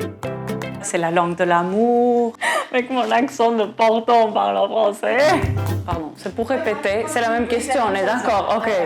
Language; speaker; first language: French; non-native, fluent; Portuguese